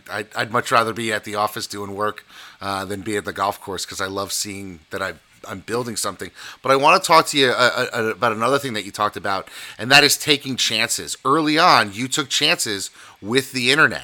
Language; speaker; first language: English; native; English